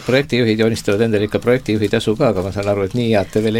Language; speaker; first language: Estonian; native; Estonian